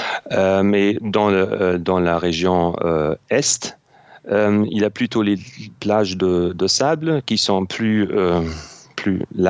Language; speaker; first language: French; non-native, fluent; German